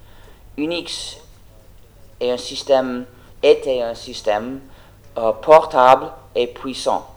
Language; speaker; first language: French; non-native, fluent; English